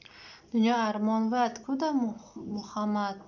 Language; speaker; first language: Russian; non-native, learner; Tajik